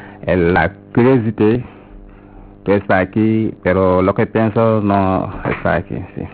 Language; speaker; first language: Spanish; non-native, learner; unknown